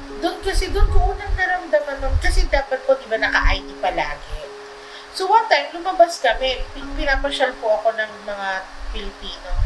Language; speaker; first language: Filipino; non-native, local second language; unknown